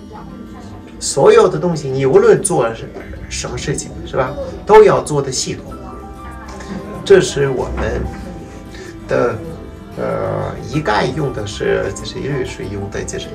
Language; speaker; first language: Chinese; non-native, fluent; Russian